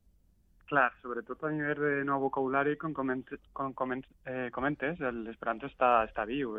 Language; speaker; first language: Catalan; non-native, local second language; Spanish